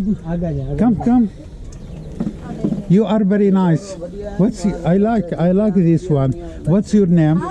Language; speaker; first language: English; non-native, learner; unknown